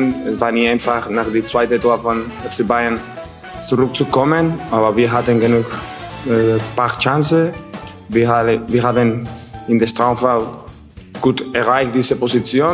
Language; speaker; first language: German; non-native, learner; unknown